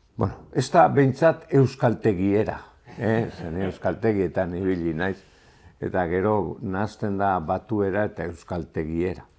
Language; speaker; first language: Basque; native; Basque